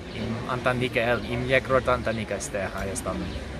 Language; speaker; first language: Armenian; non-native, learner; English